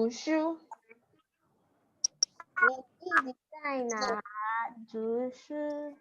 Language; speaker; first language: Chinese; non-native, fluent; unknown